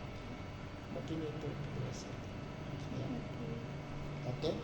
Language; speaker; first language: Indonesian; native; Indonesian